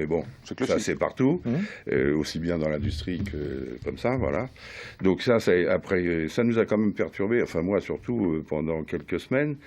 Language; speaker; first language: French; native; French